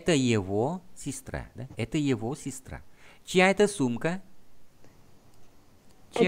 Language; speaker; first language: Russian; non-native, fluent; Vietnamese